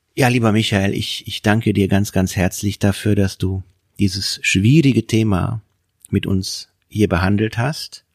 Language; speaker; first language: German; non-native, fluent; Hungarian